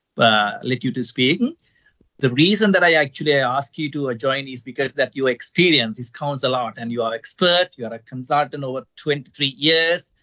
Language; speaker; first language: English; non-native, local second language; Sinhala